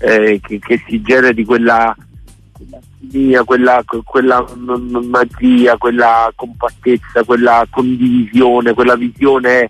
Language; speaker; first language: Italian; native; Italian